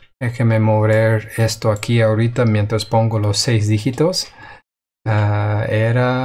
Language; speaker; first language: Spanish; non-native, fluent; English